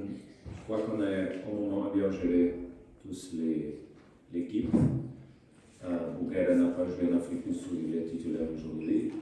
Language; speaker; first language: French; non-native, fluent; Portuguese